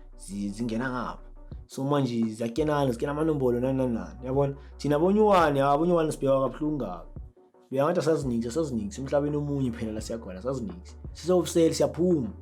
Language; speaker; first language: Zulu; native; Zulu